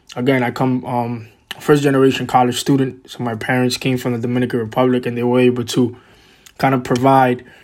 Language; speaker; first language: English; native; English